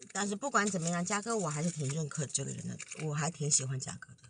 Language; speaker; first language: Chinese; native; Chinese